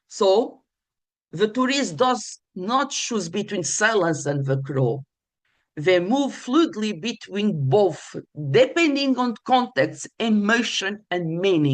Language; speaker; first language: English; non-native, fluent; Portuguese